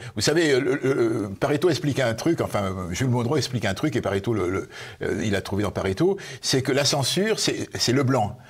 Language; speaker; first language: French; native; French